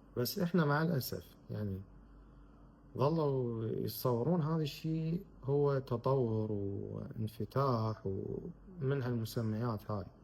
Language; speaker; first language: Arabic; native; Arabic